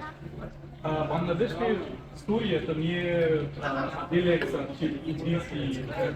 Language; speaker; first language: Russian; non-native, learner; Bangla